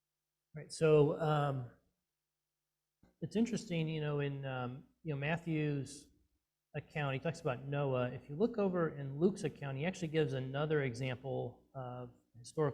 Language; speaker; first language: English; native; English